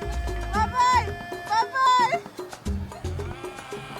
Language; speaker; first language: English; non-native, learner; French